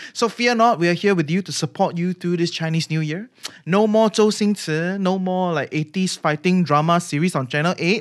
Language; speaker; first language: English; native; English